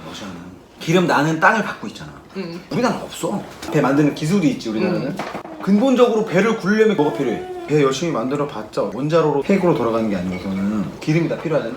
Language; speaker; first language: Korean; native; Korean